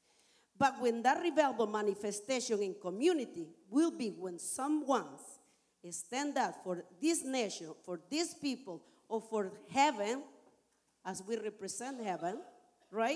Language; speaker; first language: English; non-native, learner; Spanish